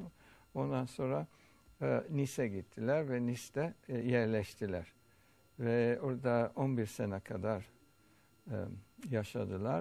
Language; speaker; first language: Turkish; early bilingual, heritage; Turkish